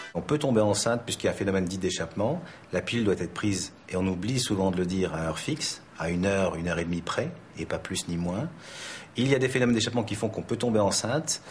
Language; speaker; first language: French; native; French